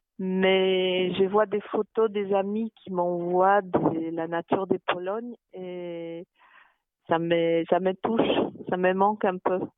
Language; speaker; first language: French; non-native, fluent; Polish